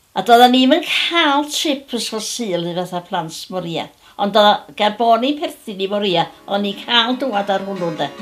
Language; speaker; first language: Welsh; native; Welsh